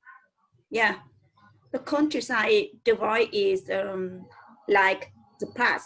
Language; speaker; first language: English; non-native, learner; Vietnamese